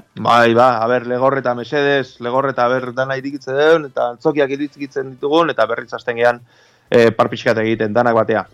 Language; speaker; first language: Basque; native; Basque